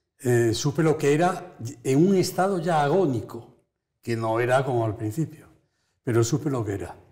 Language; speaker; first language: Spanish; native; Spanish